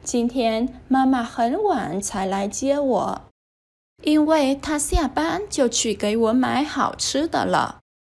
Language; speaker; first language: Chinese; non-native, learner; Vietnamese